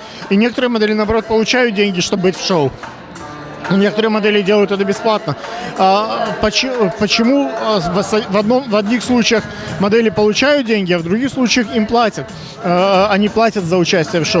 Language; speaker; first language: Russian; native; Russian